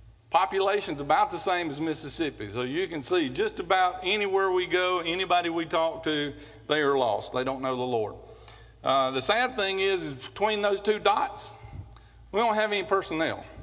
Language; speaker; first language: English; native; English